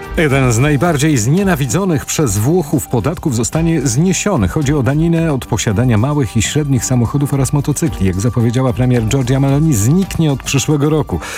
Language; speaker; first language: Polish; native; Polish